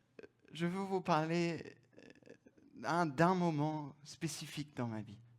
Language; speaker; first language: French; non-native, fluent; German